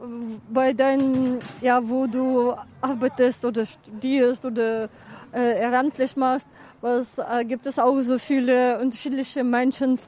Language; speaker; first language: German; non-native, fluent; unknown